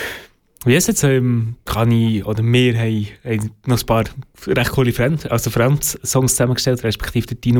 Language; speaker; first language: German; native; German